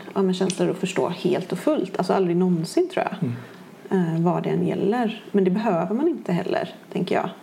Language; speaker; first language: Swedish; native; Swedish